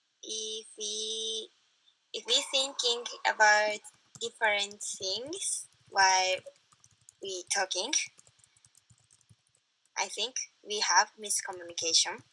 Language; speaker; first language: English; non-native, learner; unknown